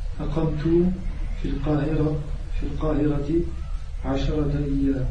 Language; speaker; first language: Arabic; non-native, learner; French